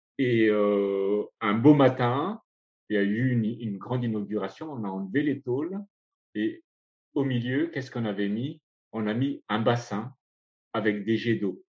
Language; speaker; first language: French; non-native, local second language; Malagasy